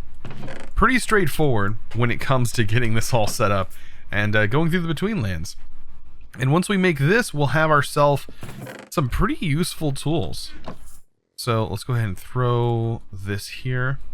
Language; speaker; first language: English; native; English